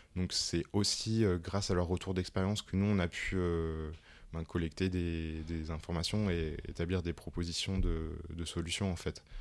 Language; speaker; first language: French; native; French